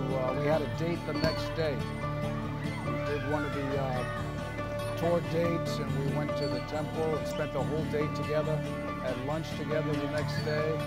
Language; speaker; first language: English; native; English